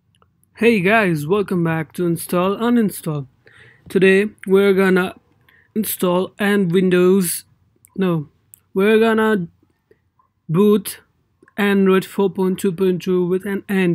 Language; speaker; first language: English; non-native, local second language; Nepali